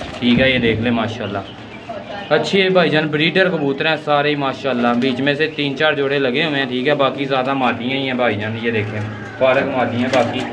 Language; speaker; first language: Urdu; native; Urdu